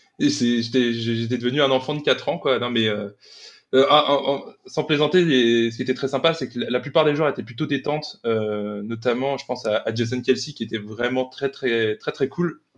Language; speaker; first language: French; native; French